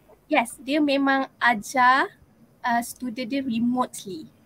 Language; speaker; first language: English; non-native, local second language; Malay